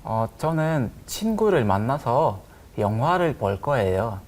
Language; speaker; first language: Korean; non-native, learner; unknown